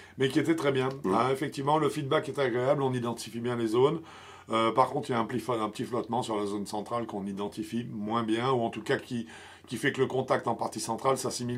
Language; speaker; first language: French; native; French